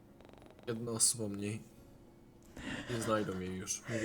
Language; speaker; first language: Polish; early bilingual, heritage; Polish